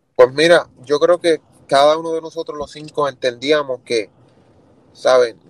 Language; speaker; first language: Spanish; native; Spanish